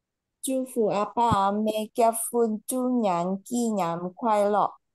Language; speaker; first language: Chinese; non-native, learner; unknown